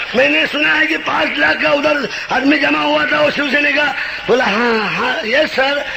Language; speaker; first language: Hindi; non-native, local second language; Marathi